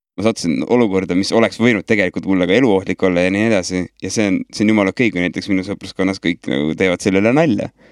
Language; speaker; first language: Estonian; native; Estonian